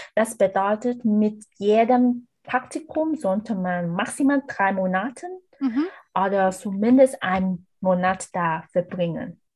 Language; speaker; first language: German; non-native, learner; Vietnamese